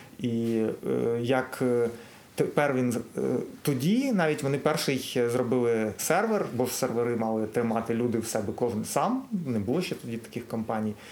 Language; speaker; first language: Ukrainian; native; Ukrainian